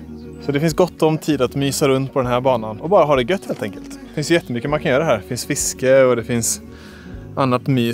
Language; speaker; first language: Swedish; native; Swedish